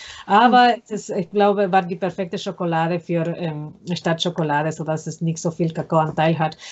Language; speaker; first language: German; non-native, fluent; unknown